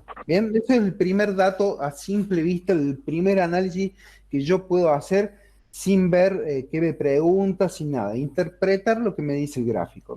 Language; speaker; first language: Spanish; native; Spanish